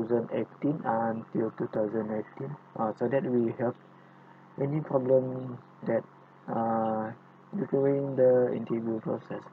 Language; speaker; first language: English; non-native, local second language; Malay